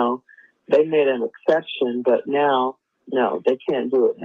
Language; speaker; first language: English; native; English